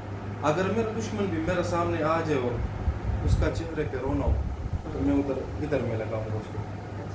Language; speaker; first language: Hindi; non-native, local second language; Pashto